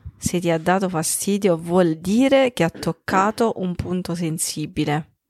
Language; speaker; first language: Italian; native; Italian